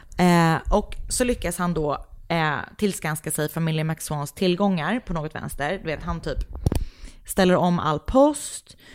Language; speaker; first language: Swedish; native; Swedish